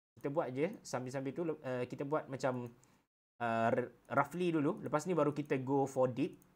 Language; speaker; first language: Malay; native; Malay